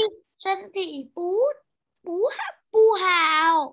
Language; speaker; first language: Chinese; non-native, learner; Vietnamese